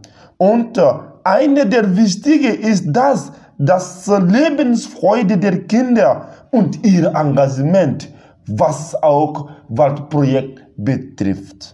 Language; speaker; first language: German; non-native, learner; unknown